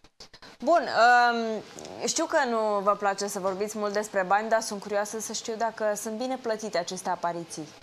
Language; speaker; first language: Romanian; native; Romanian